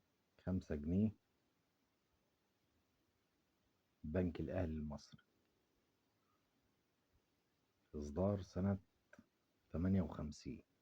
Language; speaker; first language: Arabic; native; Arabic